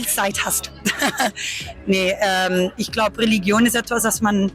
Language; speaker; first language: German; non-native, learner; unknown